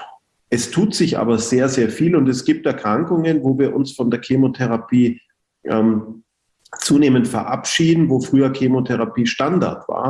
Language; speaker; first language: German; native; German